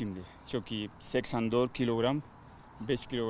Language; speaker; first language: Turkish; non-native, learner; Spanish